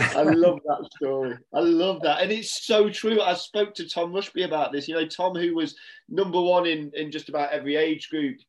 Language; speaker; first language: English; native; English